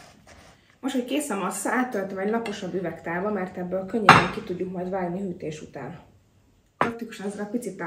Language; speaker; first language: Hungarian; native; Hungarian